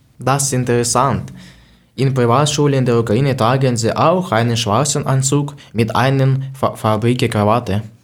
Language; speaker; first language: German; non-native, learner; Ukrainian